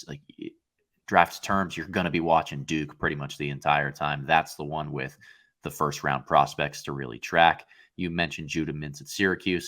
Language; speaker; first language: English; native; English